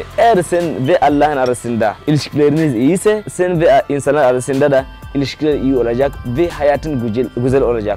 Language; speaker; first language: Turkish; non-native, fluent; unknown